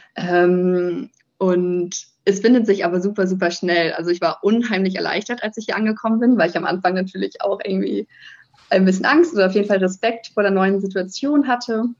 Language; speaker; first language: German; native; German